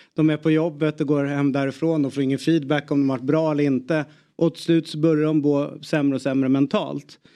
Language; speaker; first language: Swedish; native; Swedish